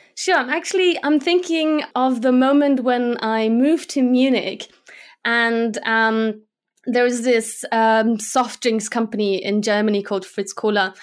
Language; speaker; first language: English; non-native, fluent; Slovak